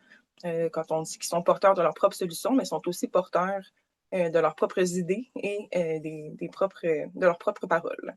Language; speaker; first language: French; native; French